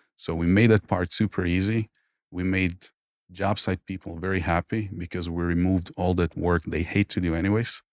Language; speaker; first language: English; non-native, fluent; Croatian